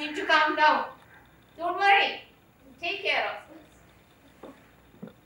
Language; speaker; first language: English; non-native, local second language; Malayalam